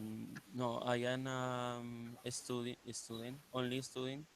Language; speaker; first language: English; non-native, learner; Spanish